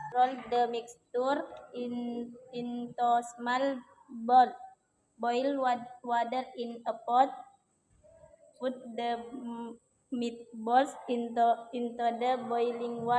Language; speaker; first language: English; non-native, learner; Indonesian